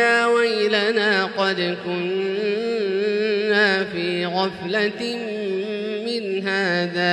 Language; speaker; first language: Arabic; native; Arabic